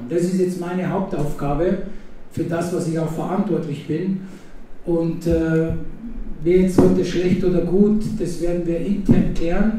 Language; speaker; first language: German; non-native, fluent; Italian